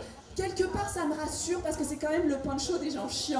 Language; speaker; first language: French; native; French